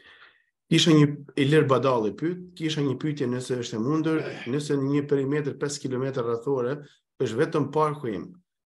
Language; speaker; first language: Albanian; native; Albanian